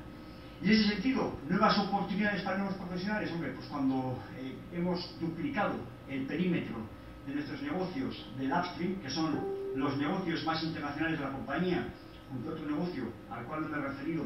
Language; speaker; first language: Spanish; native; Spanish